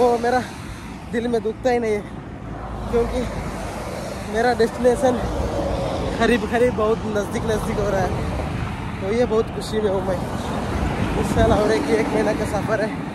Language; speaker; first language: Hindi; non-native, local second language; Kannada